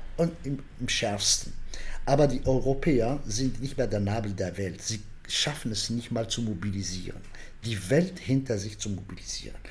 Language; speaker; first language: German; non-native, fluent; Arabic